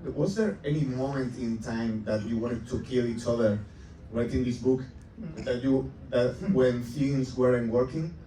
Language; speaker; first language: English; non-native, fluent; Spanish